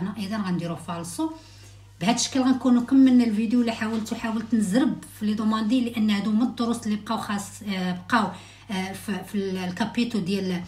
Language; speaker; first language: Arabic; native; Arabic